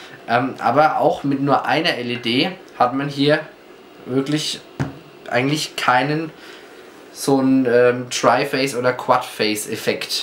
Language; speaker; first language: German; native; German